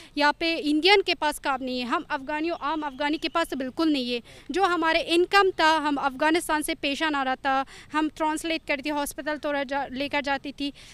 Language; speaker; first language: Hindi; non-native, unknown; Persian